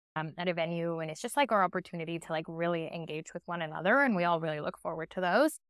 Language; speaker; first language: English; early bilingual, other home language; Spanish